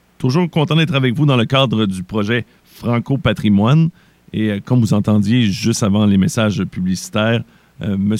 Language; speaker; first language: French; native; French